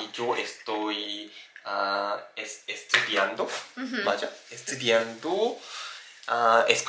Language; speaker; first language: Spanish; non-native, learner; Japanese